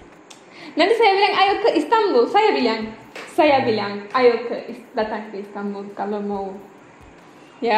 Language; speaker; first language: Indonesian; non-native, learner; Turkish